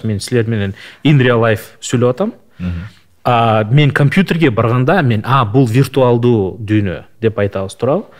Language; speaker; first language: Kyrgyz; non-native, local second language; Russian